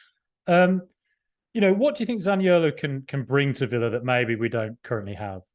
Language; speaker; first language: English; native; English